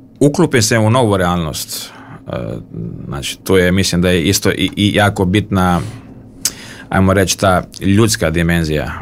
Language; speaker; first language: Serbian; early bilingual, heritage; Bosnian